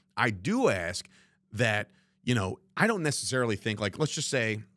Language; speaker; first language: English; native; English